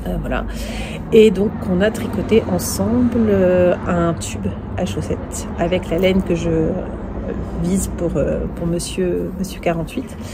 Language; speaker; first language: French; native; French